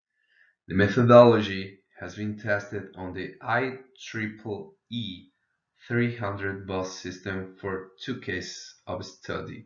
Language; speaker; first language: English; non-native, fluent; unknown